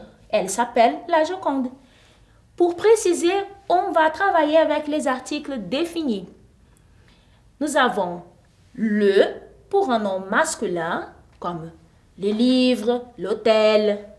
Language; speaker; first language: French; non-native, fluent; Portuguese